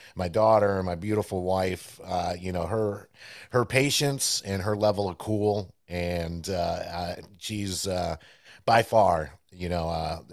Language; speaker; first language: English; early bilingual, other home language; Spanish